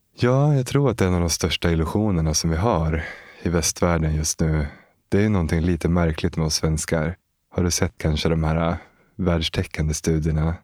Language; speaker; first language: Swedish; native; Swedish